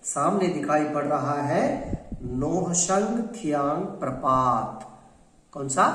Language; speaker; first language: Hindi; non-native, local second language; Kannada